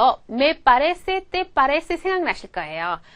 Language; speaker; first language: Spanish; non-native, fluent; Korean